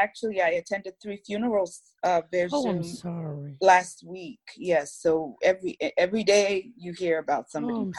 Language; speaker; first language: English; non-native, local second language; Yoruba